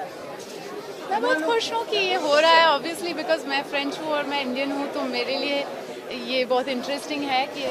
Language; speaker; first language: Hindi; non-native, local second language; French